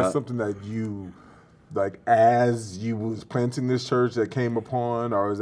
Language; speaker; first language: English; native; English